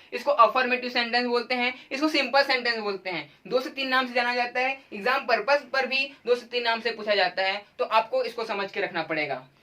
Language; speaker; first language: Hindi; native; Hindi